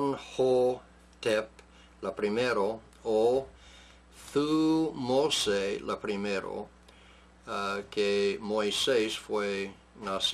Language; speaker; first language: Spanish; non-native, fluent; English